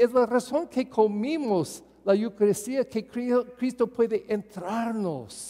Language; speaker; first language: Spanish; non-native, fluent; English